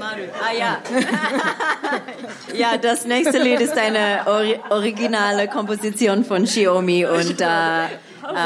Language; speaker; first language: German; non-native, fluent; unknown